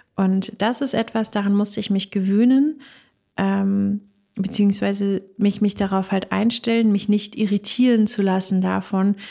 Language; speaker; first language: German; native; German